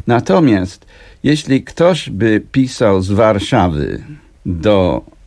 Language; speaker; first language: Polish; non-native, fluent; English